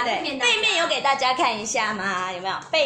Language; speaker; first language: Chinese; native; Chinese